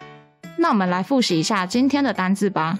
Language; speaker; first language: Chinese; native; Chinese